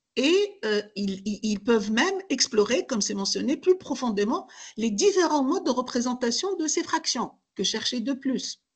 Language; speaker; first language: French; non-native, local second language; Arabic